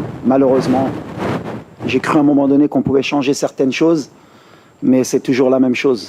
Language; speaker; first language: French; native; French